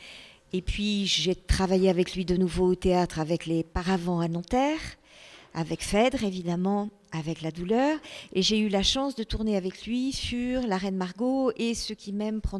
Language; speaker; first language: French; native; French